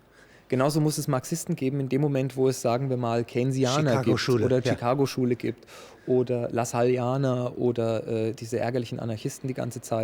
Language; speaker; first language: German; native; German